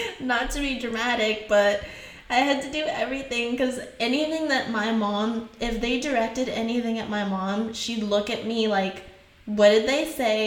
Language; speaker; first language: English; non-native, fluent; French